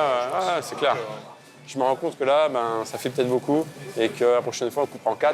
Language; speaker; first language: French; native; French